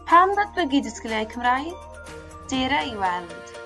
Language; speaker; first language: Welsh; native; Welsh